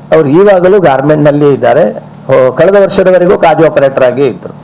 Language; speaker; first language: Kannada; non-native, local second language; Malayalam